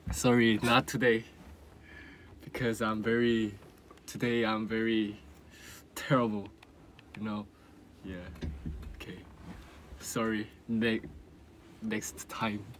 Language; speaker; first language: English; non-native, learner; Korean